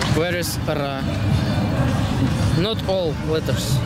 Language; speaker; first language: English; non-native, learner; Russian